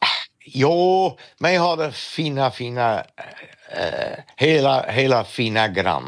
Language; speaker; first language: Swedish; non-native, learner; Dutch